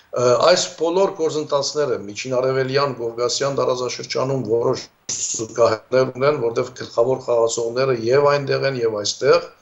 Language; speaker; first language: Armenian; early bilingual, heritage; Armenian